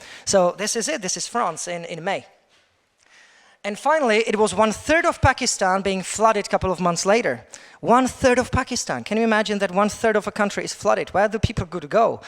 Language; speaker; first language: English; non-native, fluent; Czech